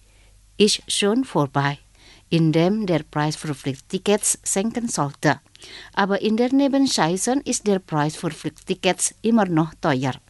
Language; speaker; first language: German; non-native, fluent; Indonesian